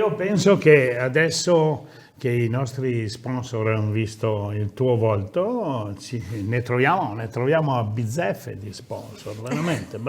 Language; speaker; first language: Italian; native; Italian